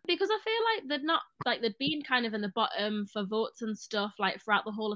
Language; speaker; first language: English; native; English